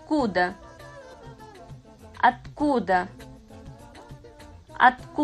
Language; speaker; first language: Russian; non-native, fluent; Kazakh